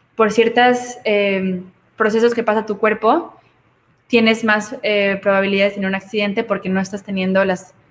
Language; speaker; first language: Spanish; native; Spanish